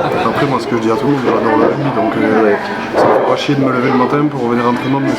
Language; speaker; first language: French; native; French